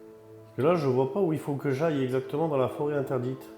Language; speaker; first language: French; native; French